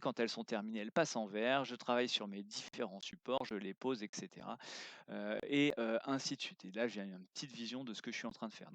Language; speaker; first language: French; native; French